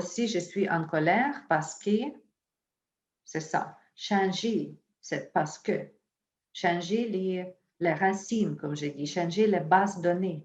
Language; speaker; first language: French; non-native, fluent; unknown